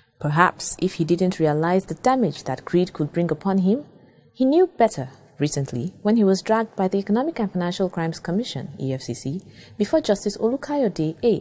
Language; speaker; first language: English; non-native, local second language; Yoruba